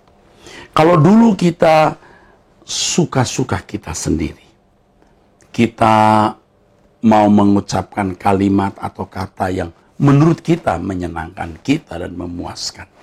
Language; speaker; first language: Indonesian; native; Indonesian